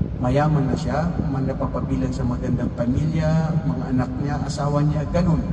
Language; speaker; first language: Filipino; non-native, local second language; Maranao